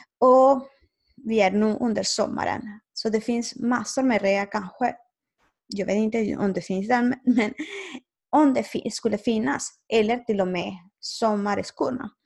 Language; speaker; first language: Swedish; non-native, fluent; Spanish